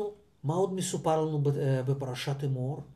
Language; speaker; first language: Hebrew; non-native, fluent; Russian